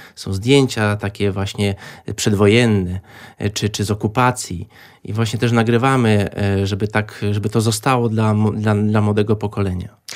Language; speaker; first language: Polish; native; Polish